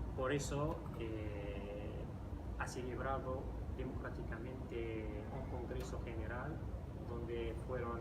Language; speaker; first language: Spanish; non-native, fluent; Riffian